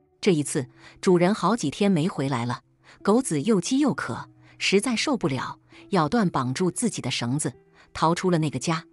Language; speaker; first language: Chinese; native; Chinese